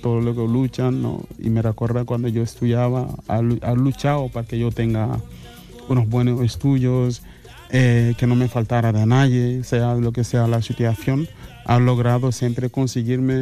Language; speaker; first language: Spanish; non-native, fluent; Mandingo